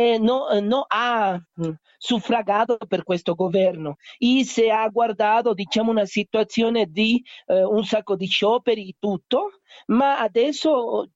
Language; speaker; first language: Italian; non-native, learner; Spanish